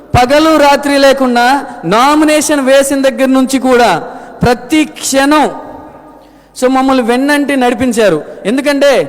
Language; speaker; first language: Telugu; native; Telugu